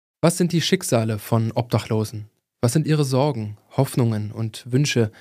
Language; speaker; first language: German; native; German